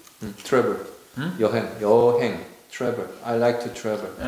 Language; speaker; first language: English; non-native, learner; Korean